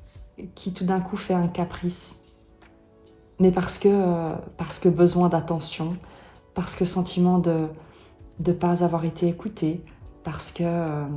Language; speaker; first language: French; native; French